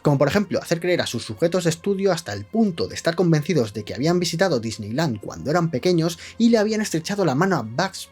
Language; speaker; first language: Spanish; native; Spanish